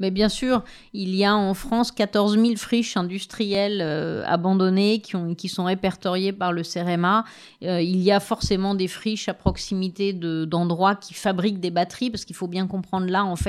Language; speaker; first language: French; native; French